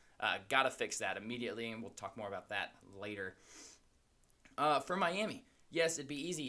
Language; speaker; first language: English; native; English